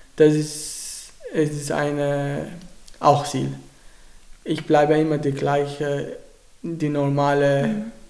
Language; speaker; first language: German; non-native, learner; Arabic